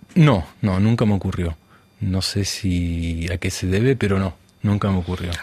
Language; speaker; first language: Spanish; native; Spanish